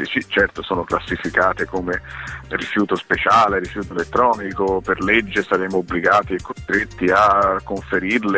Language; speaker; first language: Italian; native; Italian